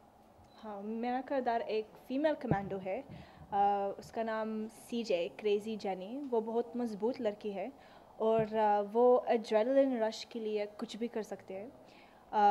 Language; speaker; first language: Hindi; non-native, learner; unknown